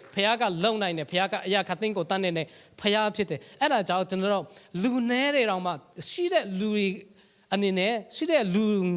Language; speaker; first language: Burmese; non-native, local second language; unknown